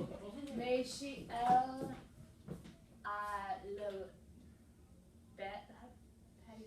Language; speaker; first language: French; non-native, learner; English